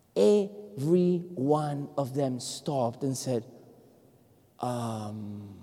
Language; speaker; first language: English; non-native, fluent; Spanish